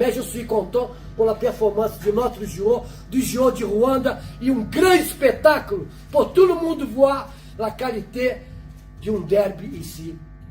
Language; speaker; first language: French; non-native, learner; Portuguese